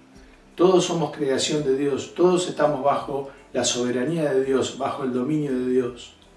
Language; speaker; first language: Spanish; native; Spanish